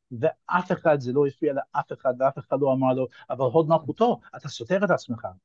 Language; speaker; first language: Hebrew; non-native, fluent; English